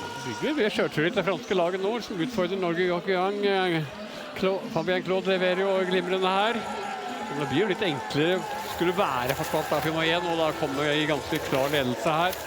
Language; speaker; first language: Norwegian; native; Norwegian